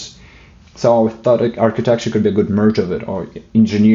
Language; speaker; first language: English; non-native, fluent; Russian